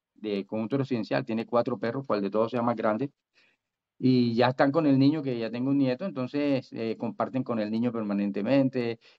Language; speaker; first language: Spanish; native; Spanish